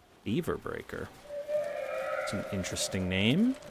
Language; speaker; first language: English; native; English